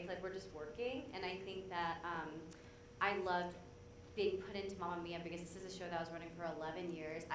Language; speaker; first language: English; native; English